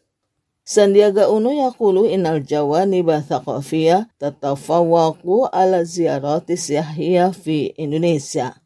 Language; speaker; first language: Arabic; non-native, learner; Indonesian